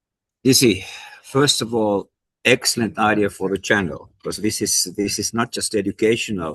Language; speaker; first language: English; non-native, fluent; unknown